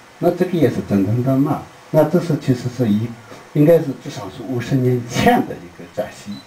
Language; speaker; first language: Chinese; non-native, local second language; Tibetan